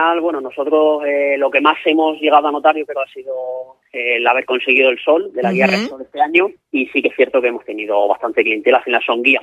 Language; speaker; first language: Spanish; native; Spanish